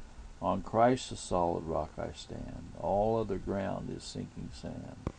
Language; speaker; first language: English; native; English